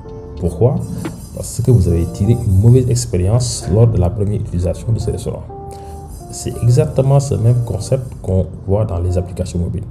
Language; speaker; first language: French; non-native, local second language; Wolof